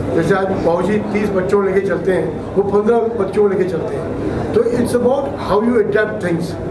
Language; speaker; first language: Hindi; native; Hindi